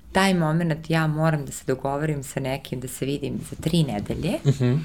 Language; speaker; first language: Serbian; early bilingual, heritage; Serbian